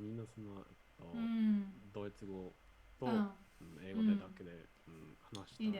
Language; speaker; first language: Japanese; non-native, learner; English